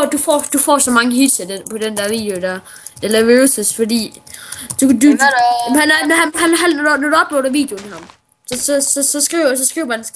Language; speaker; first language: Danish; native; Danish